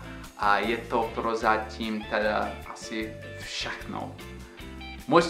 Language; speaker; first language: Czech; non-native, fluent; English